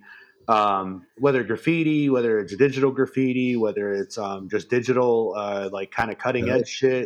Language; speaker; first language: English; native; English